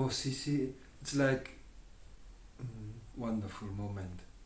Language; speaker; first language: English; non-native, learner; Spanish